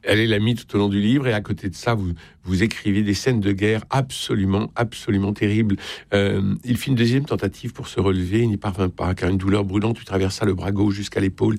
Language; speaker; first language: French; native; French